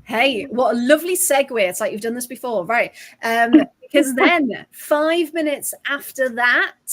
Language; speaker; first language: English; native; English